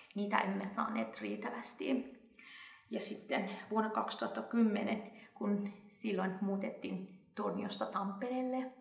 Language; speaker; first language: Finnish; non-native, fluent; Persian